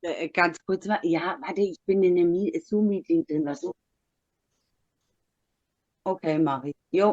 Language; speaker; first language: German; native; German